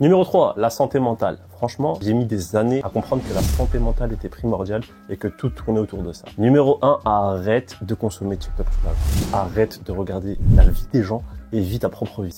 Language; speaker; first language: French; native; French